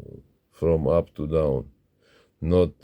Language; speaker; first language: English; non-native, learner; Russian